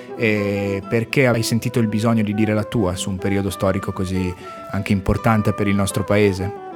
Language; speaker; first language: Italian; non-native, local second language; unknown